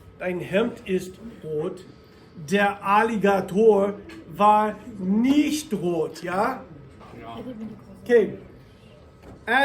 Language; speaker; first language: German; non-native, fluent; English